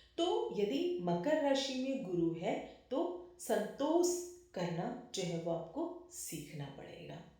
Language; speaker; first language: Hindi; native; Hindi